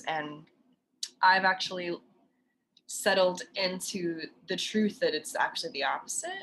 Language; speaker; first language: English; native; English